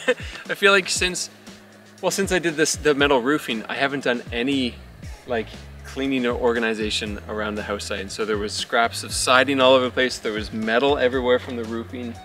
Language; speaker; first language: English; native; English